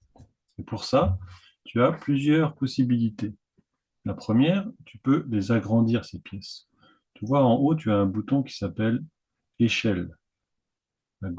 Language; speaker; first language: French; native; French